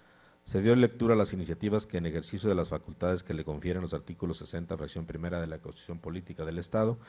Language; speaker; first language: Spanish; native; Spanish